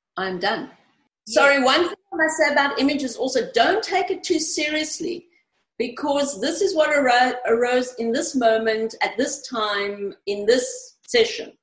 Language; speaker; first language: English; early bilingual, other home language; Greek